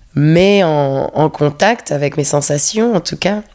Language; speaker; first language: French; native; French